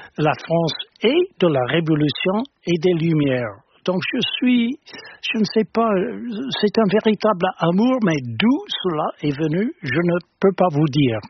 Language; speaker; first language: French; non-native, fluent; English